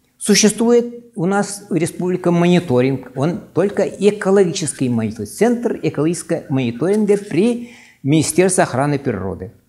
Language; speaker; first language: Russian; non-native, local second language; Yakut